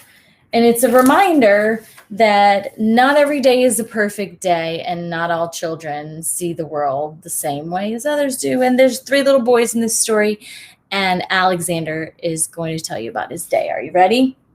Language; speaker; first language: English; native; English